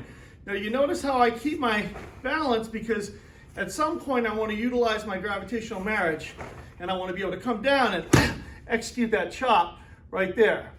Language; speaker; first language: English; native; English